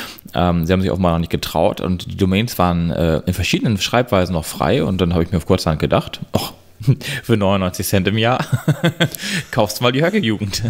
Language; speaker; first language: German; native; German